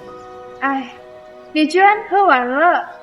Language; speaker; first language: Chinese; non-native, learner; Indonesian